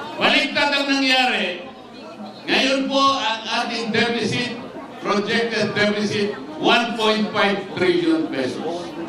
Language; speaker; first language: Filipino; native; Filipino